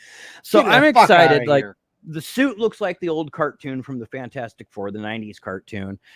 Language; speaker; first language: English; native; English